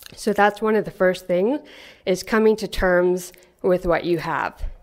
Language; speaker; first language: English; native; English